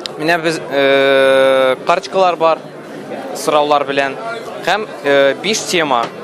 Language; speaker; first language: Tatar; non-native, local second language; Russian